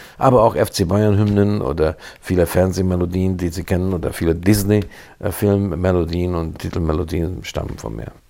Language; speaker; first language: German; non-native, fluent; Hungarian